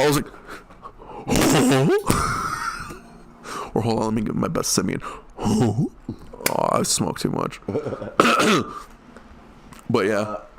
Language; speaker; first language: English; native; English